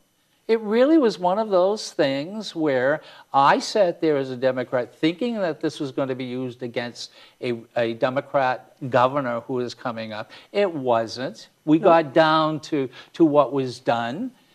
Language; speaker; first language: English; native; English